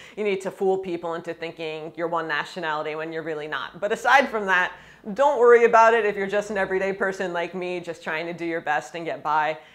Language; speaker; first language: English; native; English